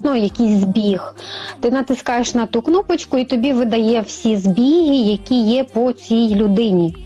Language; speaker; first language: Ukrainian; native; Ukrainian